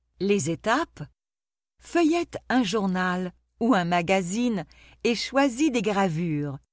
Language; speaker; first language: French; non-native, local second language; Arabic